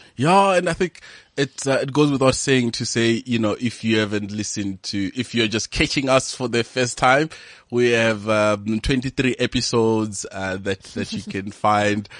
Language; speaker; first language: English; non-native, local second language; Venda